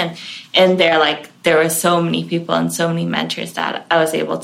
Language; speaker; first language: English; non-native, local second language; Cantonese